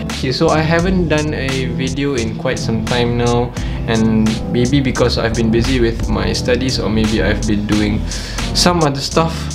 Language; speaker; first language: English; non-native, local second language; Malay